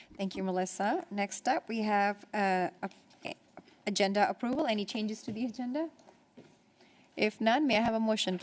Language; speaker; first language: English; native; English